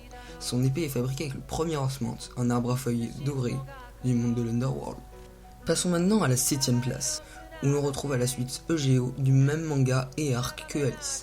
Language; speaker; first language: French; native; French